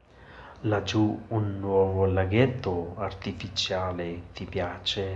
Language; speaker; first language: Italian; non-native, learner; Urdu